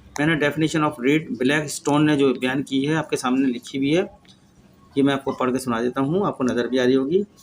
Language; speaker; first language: Urdu; native; Urdu